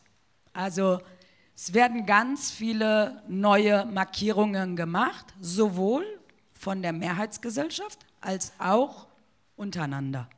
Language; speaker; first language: German; early bilingual, other home language; Turkish